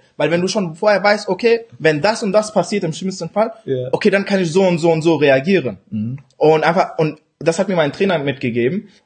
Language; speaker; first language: German; early bilingual, other home language; Urdu